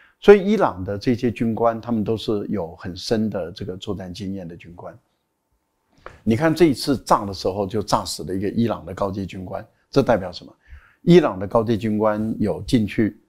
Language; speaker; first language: Chinese; native; Chinese